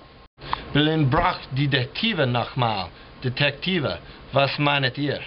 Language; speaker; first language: German; non-native, learner; English